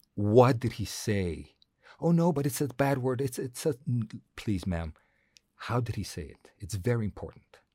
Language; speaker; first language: English; non-native, fluent; Spanish